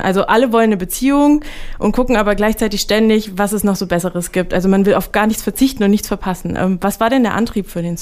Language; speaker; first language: German; native; German